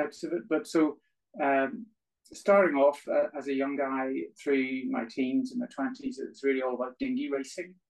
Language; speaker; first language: English; native; English